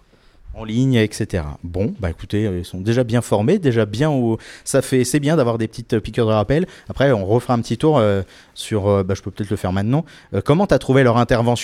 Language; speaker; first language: French; native; French